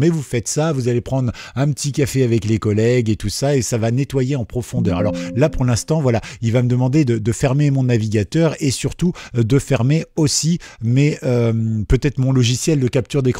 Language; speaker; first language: French; native; French